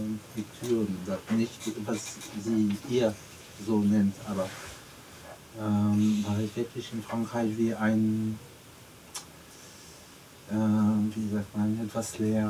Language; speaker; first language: German; non-native, learner; French